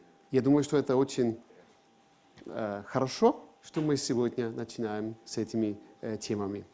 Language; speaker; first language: Russian; non-native, fluent; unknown